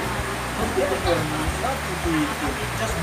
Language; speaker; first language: English; non-native, learner; Italian